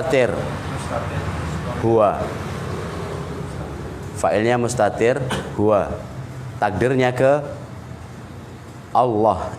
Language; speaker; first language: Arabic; non-native, fluent; Indonesian